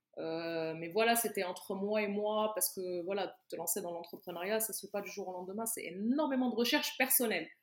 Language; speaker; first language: French; non-native, local second language; Arabic